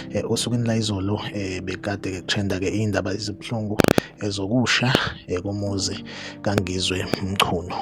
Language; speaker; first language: Zulu; native; Zulu